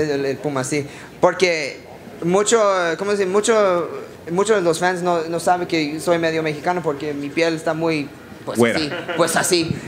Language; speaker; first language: Spanish; non-native, learner; English